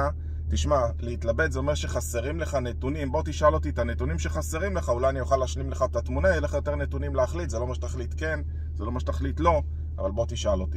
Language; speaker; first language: Hebrew; native; Hebrew